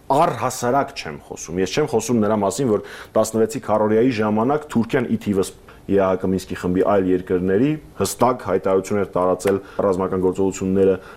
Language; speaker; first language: Armenian; native; Armenian